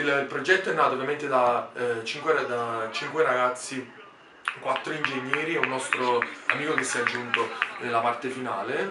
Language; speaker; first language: Italian; native; Italian